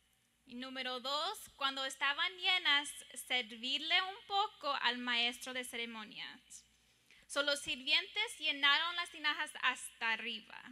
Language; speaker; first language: Spanish; early bilingual, heritage; English